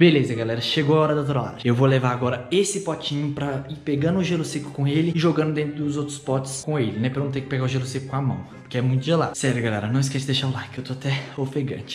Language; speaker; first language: Portuguese; native; Portuguese